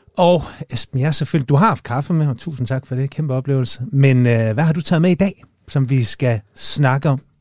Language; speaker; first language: Danish; native; Danish